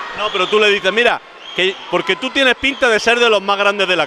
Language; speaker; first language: Spanish; native; Spanish